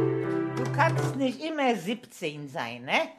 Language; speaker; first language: German; non-native, fluent; Polish